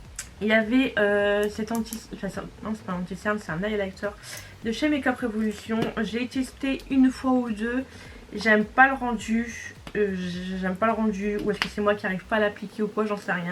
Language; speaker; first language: French; native; French